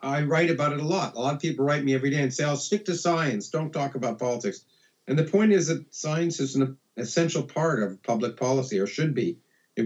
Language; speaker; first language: English; native; English